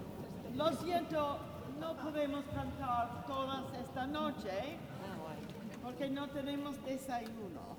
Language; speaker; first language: Spanish; non-native, learner; English